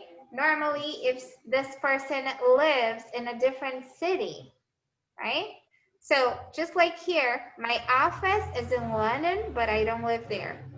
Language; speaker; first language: English; non-native, fluent; Portuguese